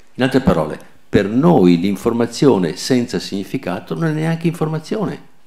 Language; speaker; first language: Italian; non-native, local second language; Venetian